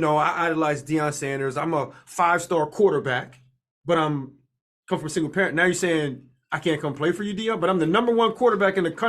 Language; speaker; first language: English; native; English